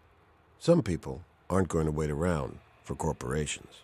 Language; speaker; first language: English; native; English